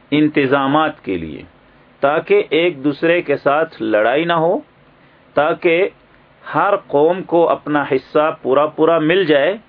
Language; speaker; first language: Urdu; native; Urdu